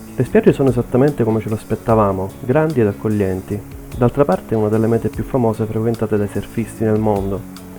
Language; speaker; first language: Italian; native; Italian